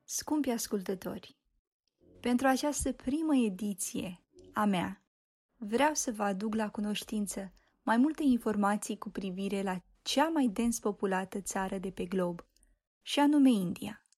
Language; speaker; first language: Romanian; native; Romanian